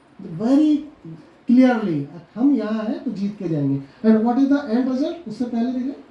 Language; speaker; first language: Hindi; native; Hindi